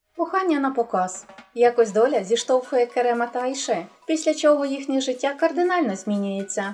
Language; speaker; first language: Ukrainian; native; Ukrainian